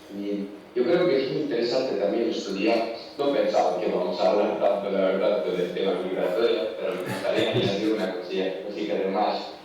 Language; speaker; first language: Spanish; non-native, learner; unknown